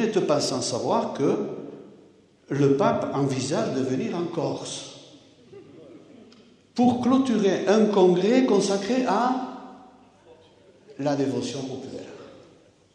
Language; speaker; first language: French; native; French